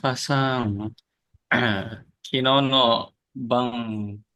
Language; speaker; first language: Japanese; non-native, learner; Indonesian